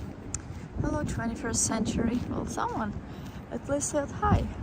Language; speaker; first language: English; non-native, fluent; Russian